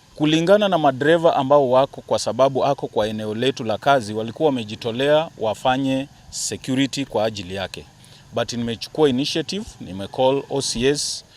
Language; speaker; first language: Swahili; non-native, local second language; Luyia